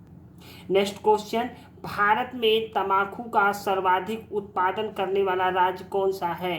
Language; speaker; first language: Hindi; native; Hindi